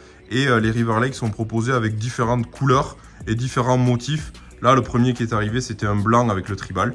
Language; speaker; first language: French; native; French